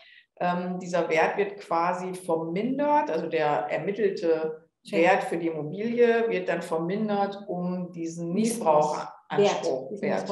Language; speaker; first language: German; native; German